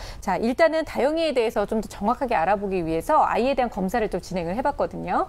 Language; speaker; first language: Korean; native; Korean